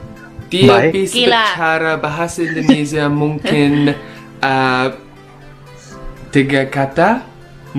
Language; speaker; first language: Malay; non-native, fluent; English